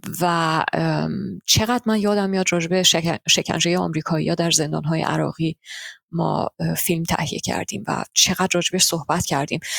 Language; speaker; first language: Persian; early bilingual, heritage; Persian